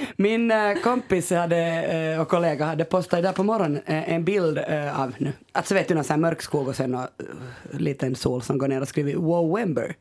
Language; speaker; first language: Swedish; native; Swedish